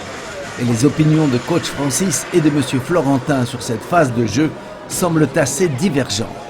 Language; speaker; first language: French; native; French